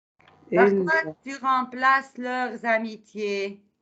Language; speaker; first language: French; non-native, fluent; Arabic